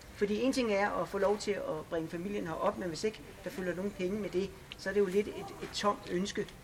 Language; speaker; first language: Danish; native; Danish